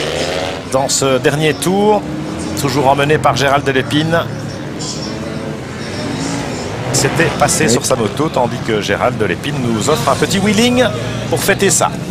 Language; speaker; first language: French; native; French